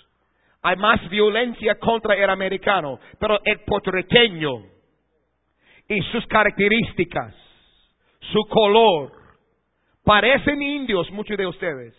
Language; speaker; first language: Spanish; non-native, fluent; English